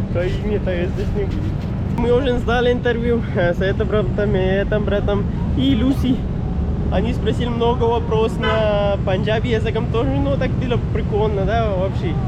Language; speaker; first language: Russian; non-native, learner; Pashto